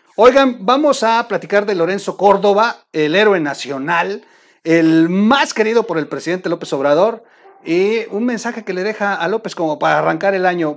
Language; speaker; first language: Spanish; native; Spanish